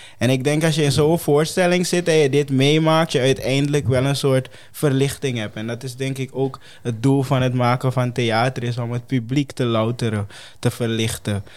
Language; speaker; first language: Dutch; non-native, fluent; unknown